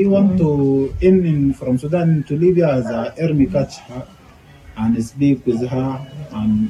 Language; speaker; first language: English; non-native, learner; Arabic